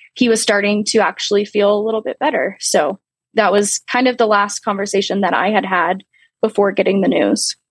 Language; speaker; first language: English; native; English